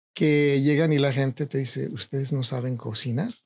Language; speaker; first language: Spanish; native; Spanish